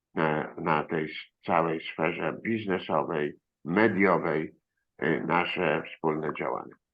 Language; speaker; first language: Polish; native; Polish